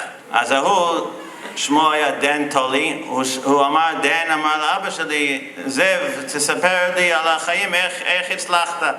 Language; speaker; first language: Hebrew; non-native, fluent; English